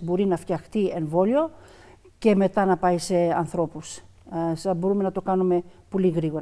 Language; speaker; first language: Greek; early bilingual, other home language; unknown